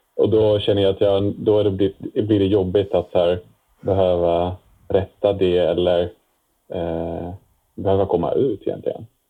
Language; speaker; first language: Swedish; non-native, fluent; Dutch